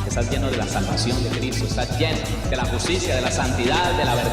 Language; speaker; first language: Spanish; native; Spanish